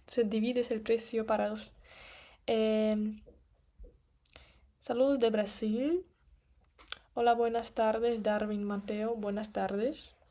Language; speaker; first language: Spanish; non-native, fluent; Russian